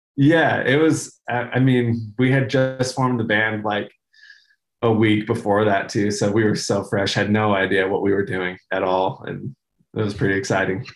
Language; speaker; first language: English; native; English